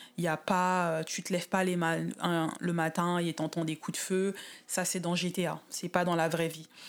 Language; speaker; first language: French; native; French